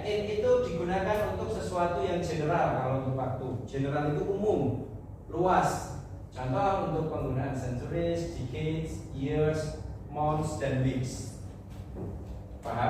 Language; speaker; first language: Indonesian; native; Indonesian